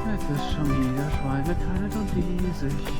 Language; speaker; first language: German; native; German